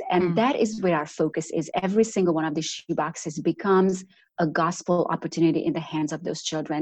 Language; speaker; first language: English; non-native, fluent; Romanian